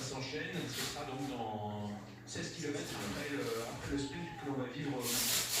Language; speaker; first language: French; native; French